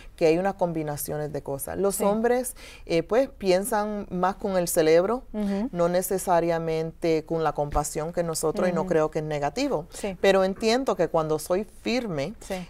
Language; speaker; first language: Spanish; early bilingual, heritage; Spanish